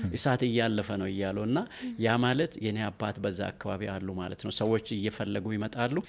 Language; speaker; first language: Amharic; non-native, local second language; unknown